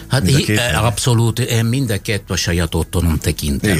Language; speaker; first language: Hungarian; non-native, fluent; Italian